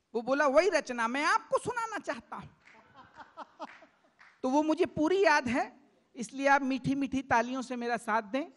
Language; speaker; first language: Hindi; native; Hindi